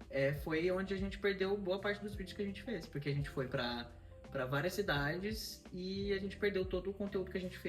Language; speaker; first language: Portuguese; native; Portuguese